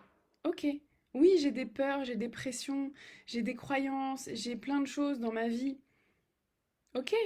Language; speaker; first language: French; native; French